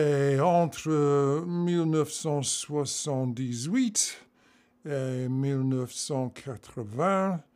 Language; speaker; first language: French; non-native, learner; English